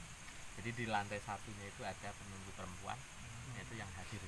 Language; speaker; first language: Indonesian; native; Indonesian